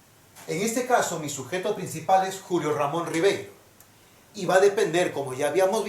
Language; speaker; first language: Spanish; native; Spanish